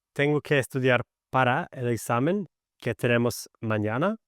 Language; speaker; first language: Spanish; non-native, fluent; English